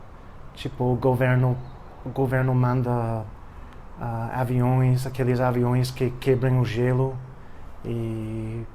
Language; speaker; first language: Portuguese; non-native, fluent; English